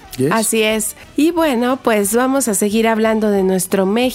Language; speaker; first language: Spanish; native; Spanish